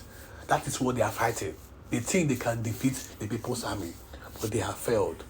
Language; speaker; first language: English; non-native, local second language; Igbo